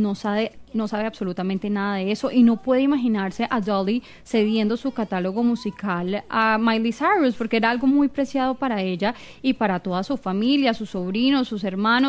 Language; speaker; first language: Spanish; native; Spanish